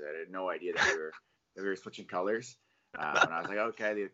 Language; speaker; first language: English; native; English